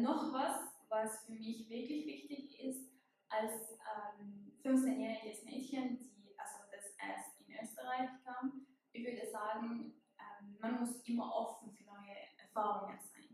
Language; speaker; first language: German; non-native, fluent; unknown